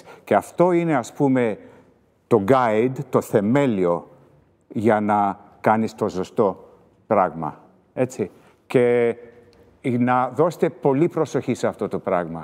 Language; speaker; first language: Greek; early bilingual, heritage; Greek